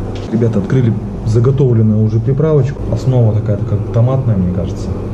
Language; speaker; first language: Russian; native; Russian